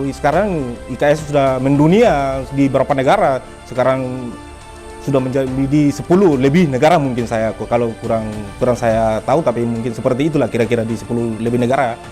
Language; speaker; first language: Indonesian; non-native, local second language; Tetum